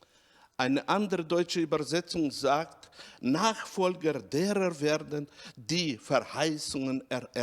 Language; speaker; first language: German; non-native, fluent; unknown